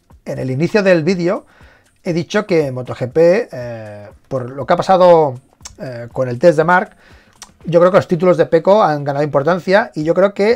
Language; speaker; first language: Spanish; native; Spanish